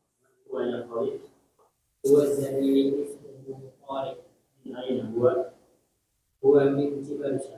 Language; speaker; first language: Arabic; non-native, learner; Indonesian